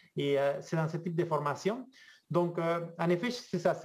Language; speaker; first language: French; non-native, fluent; Spanish